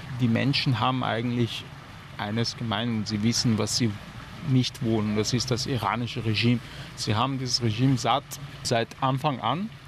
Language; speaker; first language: German; non-native, fluent; Persian